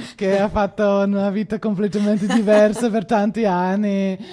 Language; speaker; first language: Italian; non-native, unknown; Spanish